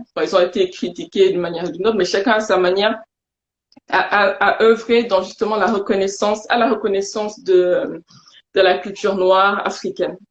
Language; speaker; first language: French; non-native, local second language; Wolof